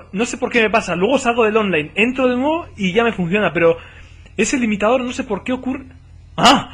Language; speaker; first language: Spanish; native; Spanish